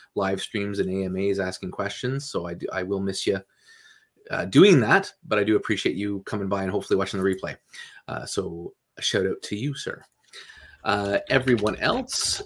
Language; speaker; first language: English; native; English